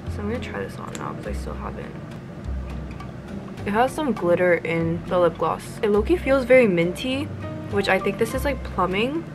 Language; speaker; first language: English; native; English